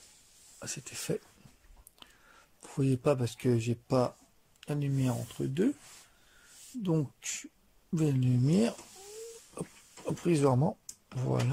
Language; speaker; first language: French; native; French